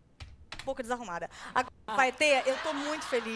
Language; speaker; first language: Portuguese; native; Portuguese